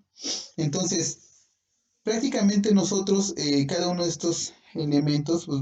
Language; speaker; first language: Spanish; native; Spanish